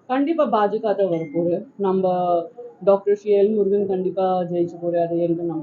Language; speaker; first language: Tamil; non-native, learner; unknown